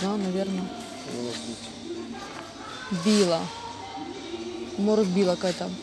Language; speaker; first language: Russian; non-native, local second language; Ukrainian